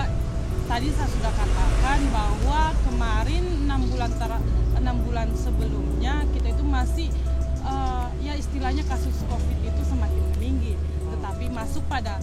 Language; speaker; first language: Indonesian; native; Indonesian